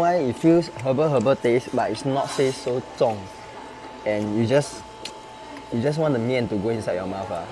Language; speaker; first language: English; non-native, local second language; Chinese